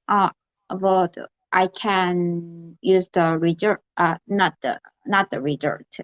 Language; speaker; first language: English; non-native, learner; Korean